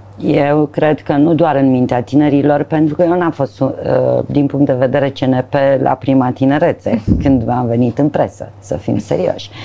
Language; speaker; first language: Romanian; native; Romanian